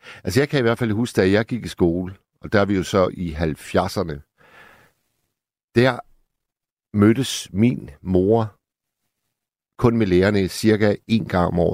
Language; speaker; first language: Danish; native; Danish